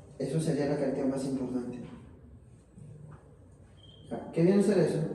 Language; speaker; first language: Spanish; native; Spanish